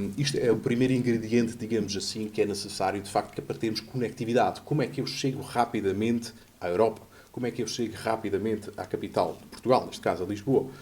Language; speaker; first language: Portuguese; native; Portuguese